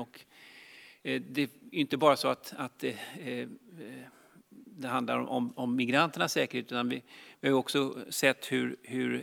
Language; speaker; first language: Swedish; native; Swedish